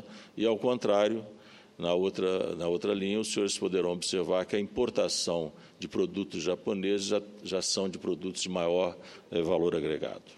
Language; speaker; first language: Portuguese; native; Portuguese